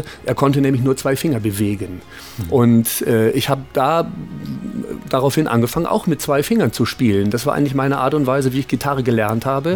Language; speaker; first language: German; native; German